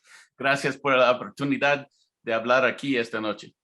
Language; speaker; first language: Spanish; non-native, learner; English